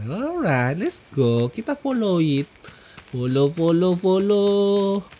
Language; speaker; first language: English; non-native, learner; Indonesian